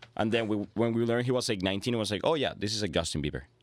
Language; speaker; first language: English; non-native, fluent; Spanish